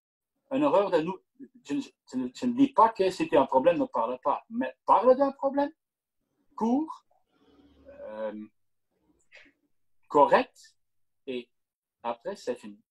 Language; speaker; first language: French; non-native, local second language; Dutch